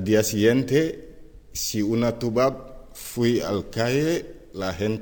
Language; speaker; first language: Spanish; non-native, learner; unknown